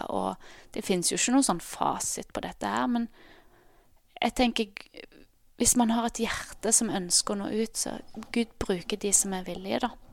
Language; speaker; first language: Norwegian; native; Norwegian